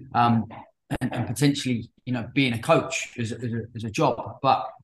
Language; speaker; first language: English; native; English